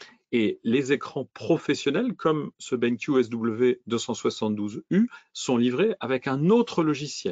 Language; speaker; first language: French; native; French